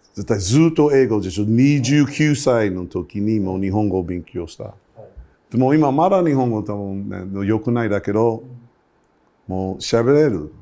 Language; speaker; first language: Japanese; non-native, learner; English